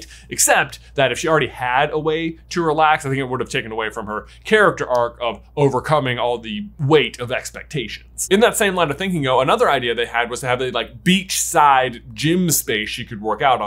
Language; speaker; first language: English; native; English